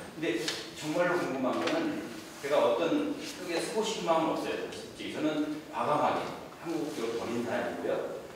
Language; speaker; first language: Korean; native; Korean